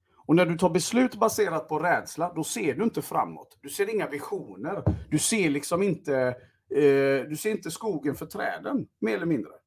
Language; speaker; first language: Swedish; early bilingual, other home language; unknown